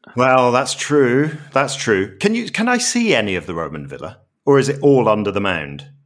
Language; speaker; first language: English; native; English